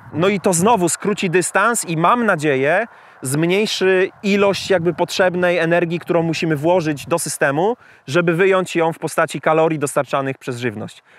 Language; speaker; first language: Polish; native; Polish